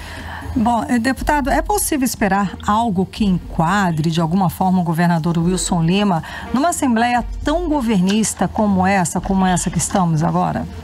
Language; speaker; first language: Portuguese; native; Portuguese